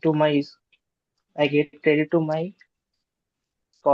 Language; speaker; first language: English; non-native, learner; Bangla